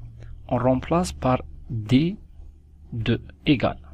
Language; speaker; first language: French; non-native, local second language; Arabic